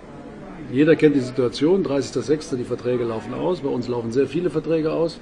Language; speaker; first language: German; native; German